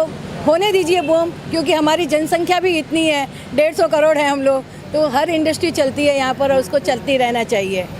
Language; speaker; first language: Hindi; native; Hindi